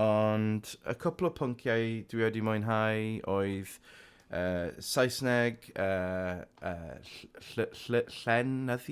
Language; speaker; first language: Welsh; non-native, local second language; English